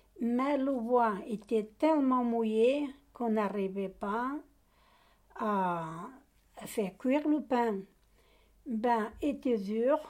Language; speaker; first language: French; non-native, learner; Portuguese